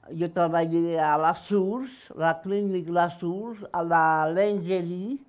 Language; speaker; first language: French; non-native, fluent; Spanish